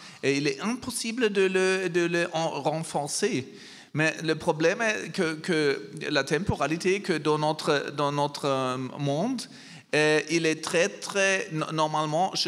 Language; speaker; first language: French; non-native, learner; German